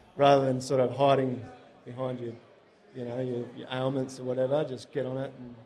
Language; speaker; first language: English; native; English